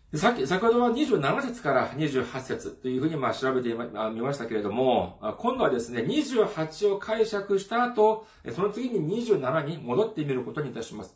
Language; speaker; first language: Japanese; non-native, fluent; Korean